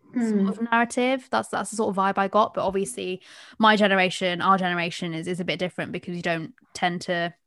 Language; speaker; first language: English; early bilingual, other home language; Bangla